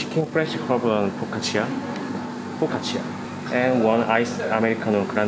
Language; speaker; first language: English; non-native, learner; Korean